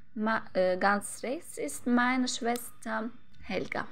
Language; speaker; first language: German; non-native, learner; Turkish